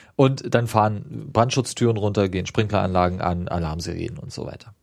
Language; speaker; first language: German; native; German